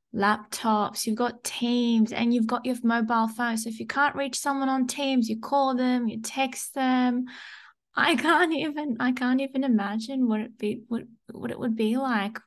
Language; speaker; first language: English; native; English